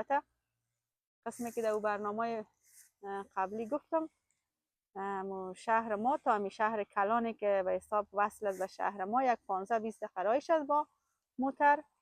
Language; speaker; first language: Persian; native; Persian